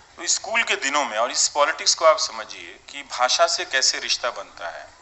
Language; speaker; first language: Hindi; non-native, local second language; Bhojpuri